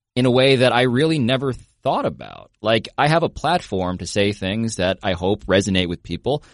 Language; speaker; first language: English; native; English